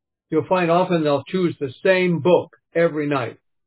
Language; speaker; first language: English; native; English